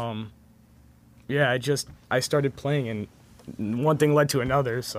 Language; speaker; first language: English; native; English